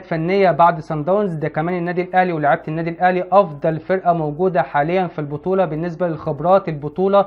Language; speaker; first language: Arabic; native; Arabic